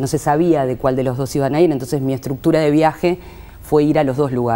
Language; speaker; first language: Spanish; native; Spanish